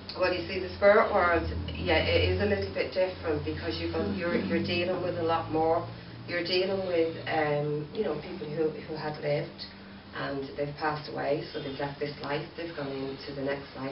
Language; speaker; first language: English; native; English